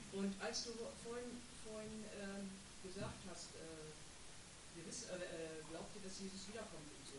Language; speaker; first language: German; native; German